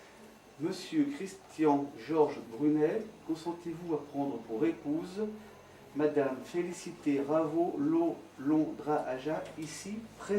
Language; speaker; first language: French; native; French